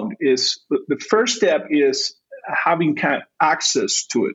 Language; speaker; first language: English; non-native, fluent; Spanish